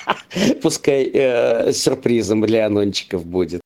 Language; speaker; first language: Russian; native; Russian